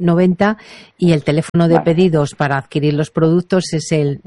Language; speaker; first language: Spanish; native; Spanish